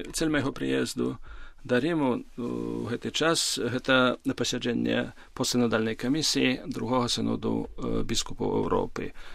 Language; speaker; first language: Belarusian; native; Belarusian